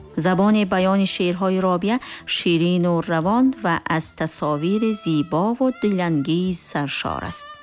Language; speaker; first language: Persian; native; Persian